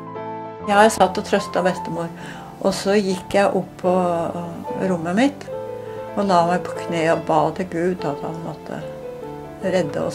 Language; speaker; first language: Norwegian; native; Norwegian